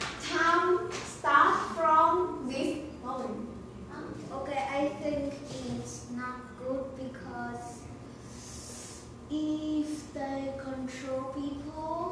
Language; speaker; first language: English; non-native, learner; Vietnamese